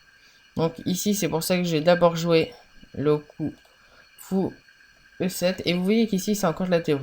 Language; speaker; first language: French; native; French